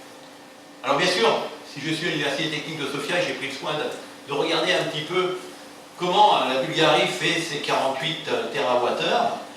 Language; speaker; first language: French; native; French